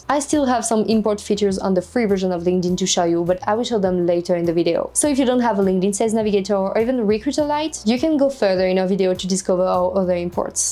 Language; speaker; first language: English; non-native, fluent; French